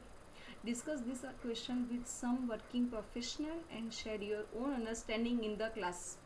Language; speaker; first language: English; non-native, local second language; Gujarati